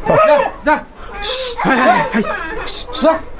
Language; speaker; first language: Chinese; non-native, learner; Bangla